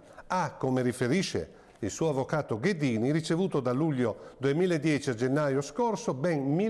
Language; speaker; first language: Italian; native; Italian